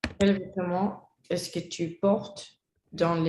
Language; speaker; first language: French; non-native, learner; Spanish